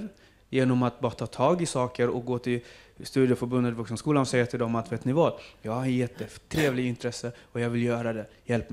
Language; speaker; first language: Swedish; non-native, fluent; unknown